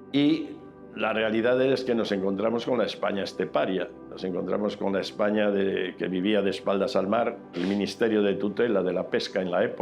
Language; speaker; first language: Spanish; native; Spanish